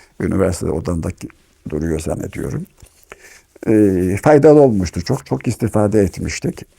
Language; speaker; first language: Turkish; native; Turkish